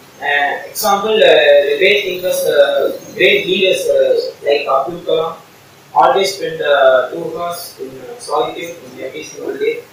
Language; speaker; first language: English; non-native, learner; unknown